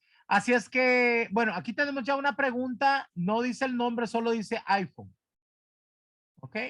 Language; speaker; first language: Spanish; native; Spanish